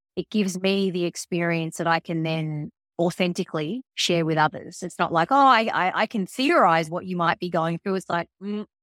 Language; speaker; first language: English; early bilingual, other home language; Filipino